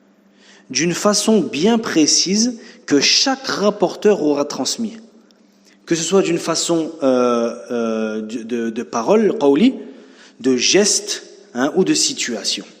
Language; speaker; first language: French; native; French